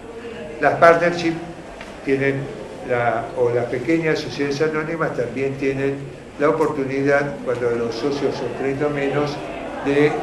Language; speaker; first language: Spanish; native; Spanish